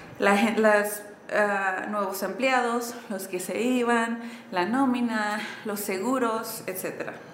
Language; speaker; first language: Spanish; early bilingual, heritage; Spanish